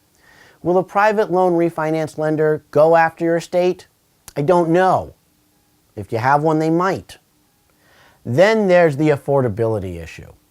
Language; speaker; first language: English; native; English